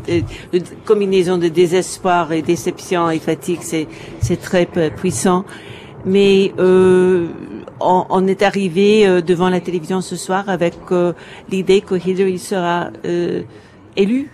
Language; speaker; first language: French; non-native, fluent; English